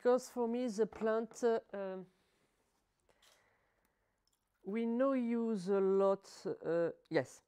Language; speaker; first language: English; non-native, learner; French